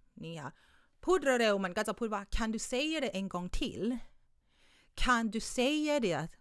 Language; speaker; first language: Swedish; non-native, fluent; Thai